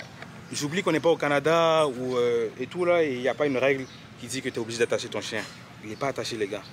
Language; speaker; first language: French; native; French